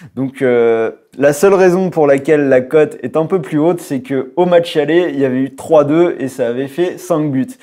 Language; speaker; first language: French; native; French